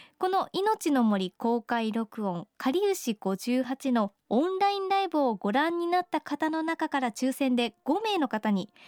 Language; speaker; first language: Japanese; native; Japanese